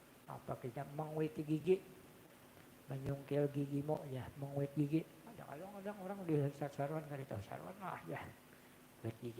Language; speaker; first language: Indonesian; non-native, local second language; Banjar